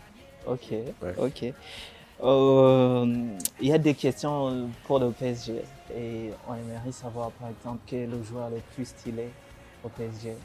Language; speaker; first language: French; non-native, local second language; Rundi